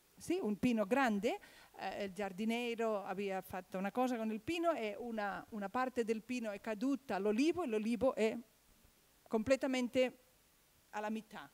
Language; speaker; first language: Italian; non-native, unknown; Catalan